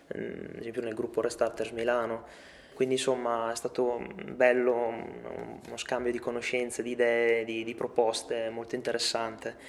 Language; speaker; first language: Italian; native; Italian